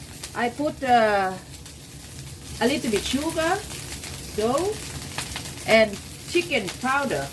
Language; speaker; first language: English; non-native, learner; Thai